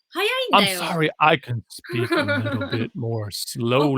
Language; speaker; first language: English; native; English